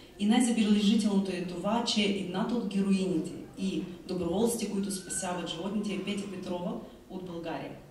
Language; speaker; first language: Bulgarian; early bilingual, heritage; Bulgarian